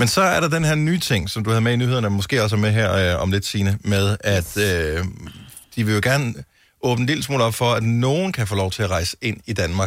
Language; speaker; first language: Danish; native; Danish